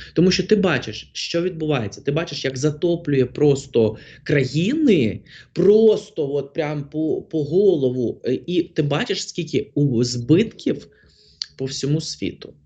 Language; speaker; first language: Ukrainian; non-native, local second language; Russian